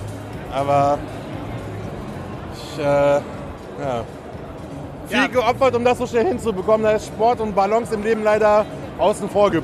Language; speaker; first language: German; native; German